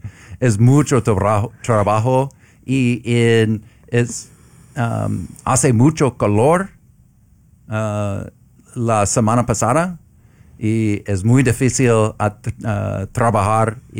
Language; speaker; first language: Spanish; non-native, learner; English